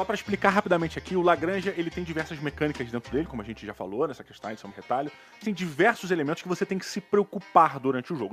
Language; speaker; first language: Portuguese; native; Portuguese